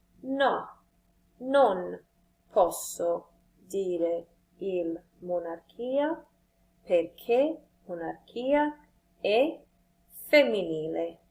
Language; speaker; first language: Italian; non-native, fluent; English